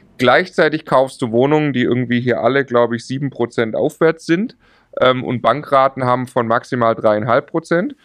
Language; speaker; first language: German; native; German